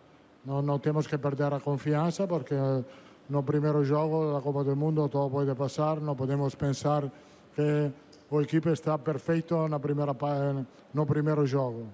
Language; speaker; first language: Portuguese; non-native, fluent; Italian